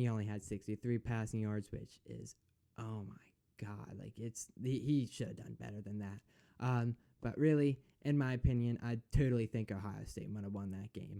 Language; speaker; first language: English; native; English